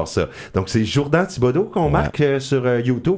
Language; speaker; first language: French; native; French